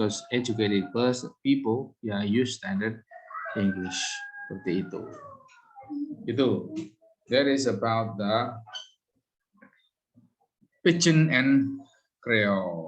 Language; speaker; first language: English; non-native, fluent; Indonesian